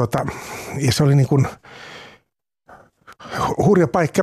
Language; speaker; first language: Finnish; native; Finnish